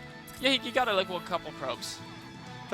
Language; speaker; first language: English; native; English